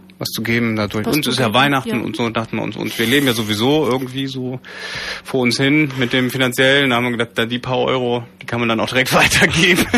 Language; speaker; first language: German; native; German